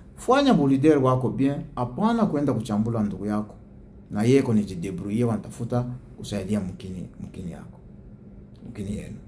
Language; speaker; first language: French; non-native, local second language; Swahili